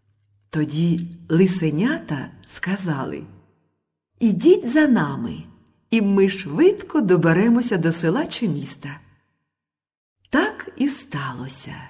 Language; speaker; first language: Ukrainian; native; Ukrainian